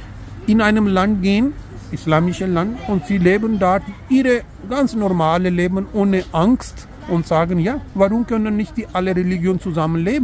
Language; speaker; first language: German; non-native, learner; Urdu